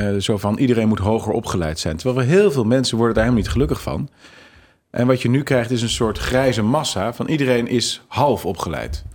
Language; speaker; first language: Dutch; native; Dutch